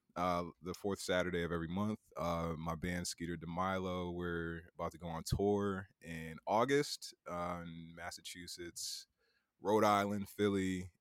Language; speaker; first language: English; native; English